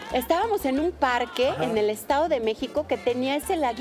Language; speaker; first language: Spanish; native; Spanish